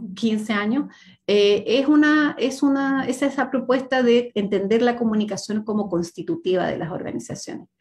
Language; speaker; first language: Spanish; native; Spanish